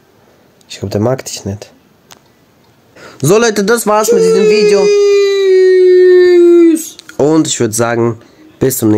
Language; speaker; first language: German; native; German